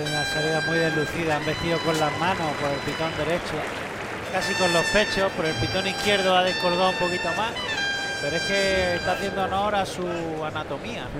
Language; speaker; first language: Spanish; native; Spanish